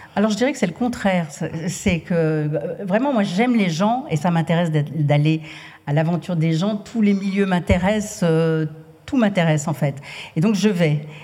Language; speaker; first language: French; native; French